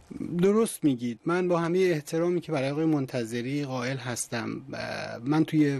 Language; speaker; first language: Persian; native; Persian